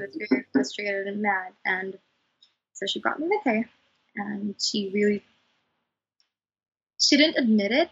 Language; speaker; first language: English; non-native, local second language; Cebuano